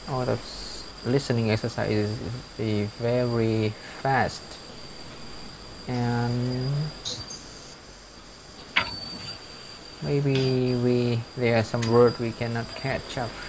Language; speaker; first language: English; non-native, fluent; Vietnamese